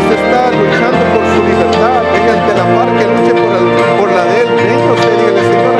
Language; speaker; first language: Spanish; native; Spanish